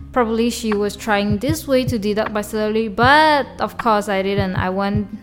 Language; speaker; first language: English; non-native, local second language; Chinese